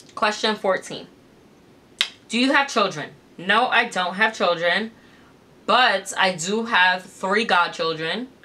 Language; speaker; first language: English; native; English